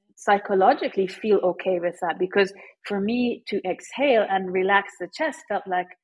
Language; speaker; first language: English; early bilingual, other home language; Persian